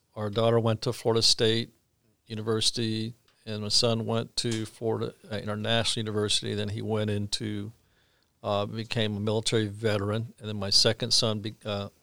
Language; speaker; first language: English; native; English